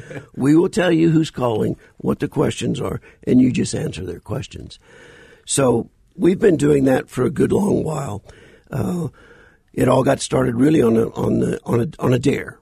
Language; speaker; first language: English; native; English